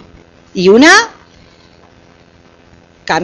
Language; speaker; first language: Spanish; native; Spanish